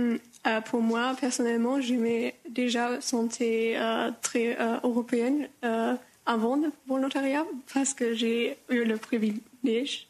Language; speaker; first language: French; non-native, learner; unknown